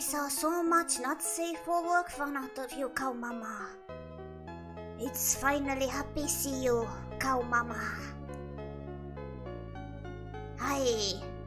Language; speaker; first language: English; non-native, learner; Japanese